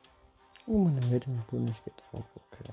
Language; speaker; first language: German; non-native, learner; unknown